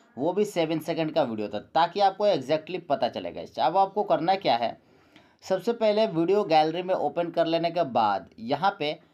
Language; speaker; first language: Hindi; native; Hindi